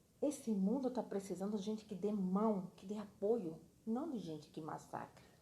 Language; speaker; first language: Portuguese; non-native, fluent; Spanish